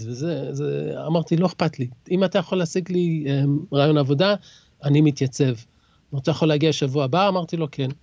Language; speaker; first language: Hebrew; early bilingual, other home language; English